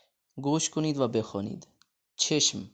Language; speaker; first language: Persian; non-native, fluent; Urdu